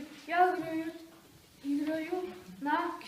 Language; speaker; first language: Russian; non-native, learner; Mongolian